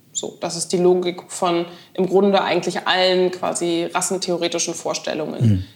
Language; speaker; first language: German; native; German